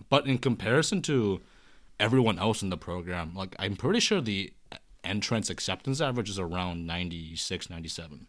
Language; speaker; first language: English; early bilingual, other home language; Korean